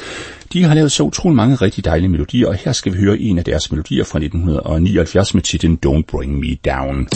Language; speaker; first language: Danish; native; Danish